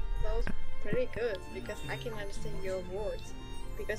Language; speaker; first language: English; non-native, learner; Russian